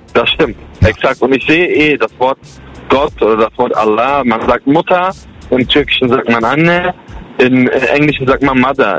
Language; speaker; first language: German; early bilingual, other home language; Kurdish